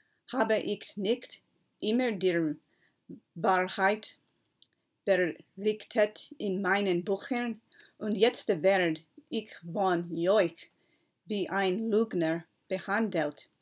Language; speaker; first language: German; non-native, learner; English